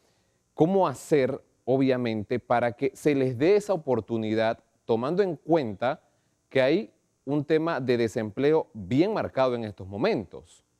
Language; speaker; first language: Spanish; native; Spanish